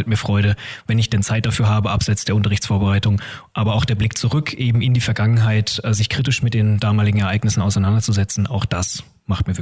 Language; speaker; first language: German; native; German